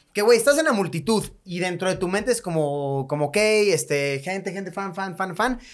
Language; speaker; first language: Spanish; native; Spanish